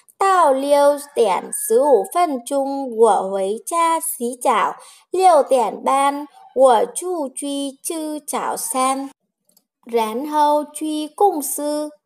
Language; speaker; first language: Chinese; non-native, learner; Vietnamese